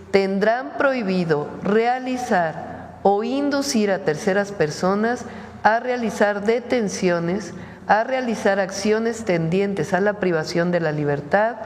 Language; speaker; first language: Spanish; native; Spanish